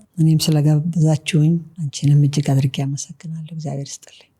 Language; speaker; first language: Amharic; native; Amharic